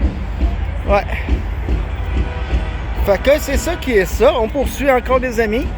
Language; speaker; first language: French; native; French